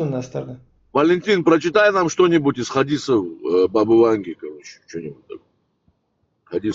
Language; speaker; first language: Russian; native; Russian